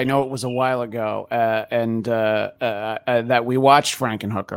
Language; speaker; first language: English; native; English